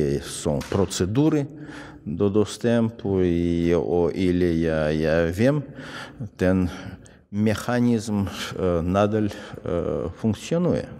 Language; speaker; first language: Polish; non-native, fluent; Russian